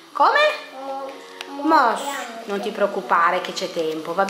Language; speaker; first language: Italian; native; Italian